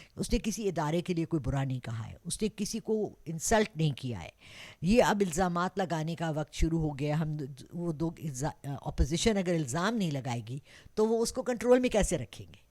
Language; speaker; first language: Urdu; non-native, local second language; Pashto